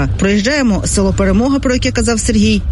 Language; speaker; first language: Ukrainian; native; Ukrainian